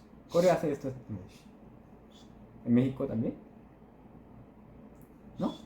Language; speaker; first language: Spanish; non-native, learner; Korean